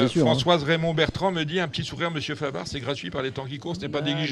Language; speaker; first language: French; native; French